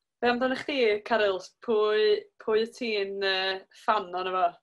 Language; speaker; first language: Welsh; native; Welsh